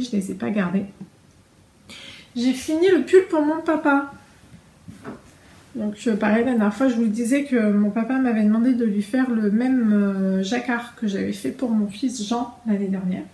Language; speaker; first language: French; native; French